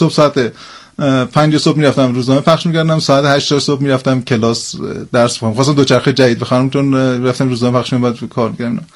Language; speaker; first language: Persian; early bilingual, heritage; Persian